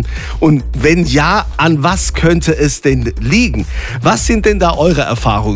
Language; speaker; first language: German; native; German